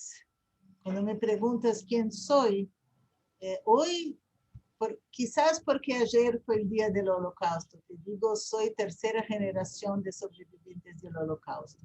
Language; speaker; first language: Spanish; non-native, fluent; Portuguese